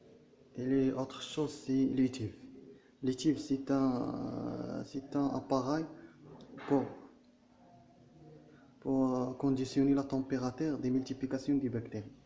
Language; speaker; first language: French; non-native, learner; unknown